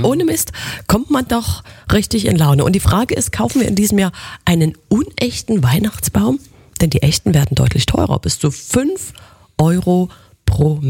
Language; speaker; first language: German; native; German